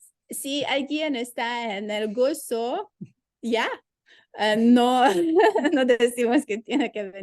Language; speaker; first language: Spanish; non-native, fluent; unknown